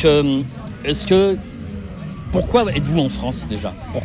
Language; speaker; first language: French; native; French